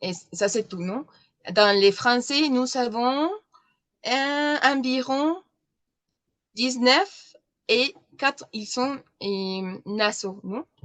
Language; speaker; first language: French; non-native, learner; Spanish